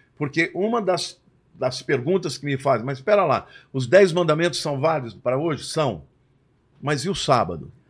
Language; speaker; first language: Portuguese; non-native, fluent; Italian